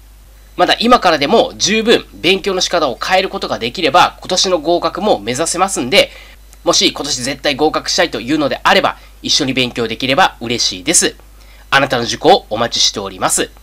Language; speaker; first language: Japanese; native; Japanese